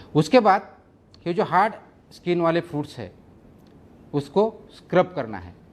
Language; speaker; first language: Hindi; non-native, local second language; Marathi